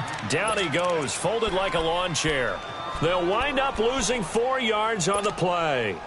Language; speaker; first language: English; native; English